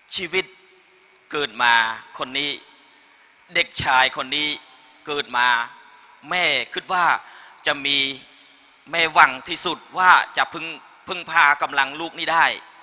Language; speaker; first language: Thai; non-native, learner; Khmer